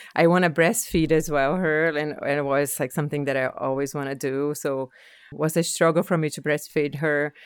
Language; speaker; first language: English; non-native, fluent; Portuguese